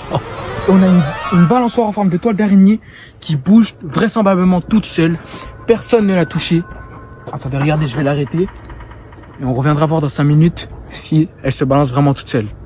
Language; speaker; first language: French; native; French